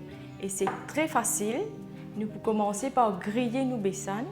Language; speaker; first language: French; non-native, local second language; Morisyen